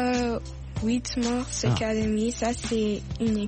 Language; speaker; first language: French; early bilingual, heritage; French